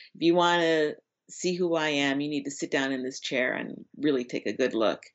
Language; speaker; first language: English; native; English